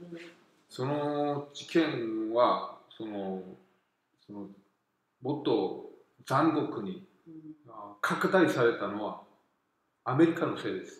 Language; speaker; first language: Japanese; non-native, fluent; Korean